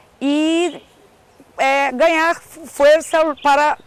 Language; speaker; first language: Portuguese; non-native, learner; Spanish